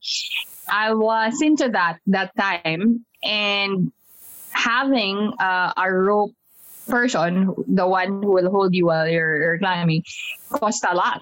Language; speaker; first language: English; non-native, local second language; Filipino